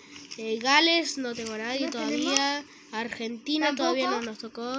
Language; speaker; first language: Spanish; native; Spanish